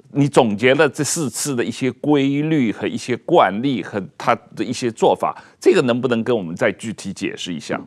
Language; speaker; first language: Chinese; native; Chinese